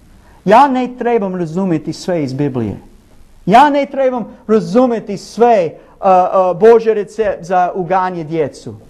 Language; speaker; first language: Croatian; non-native, learner; English